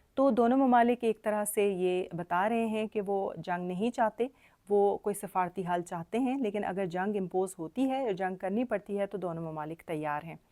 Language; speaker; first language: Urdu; native; Urdu